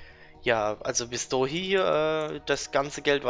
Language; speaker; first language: German; native; German